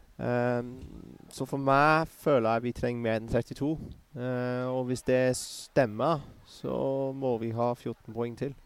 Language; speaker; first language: Norwegian; non-native, fluent; English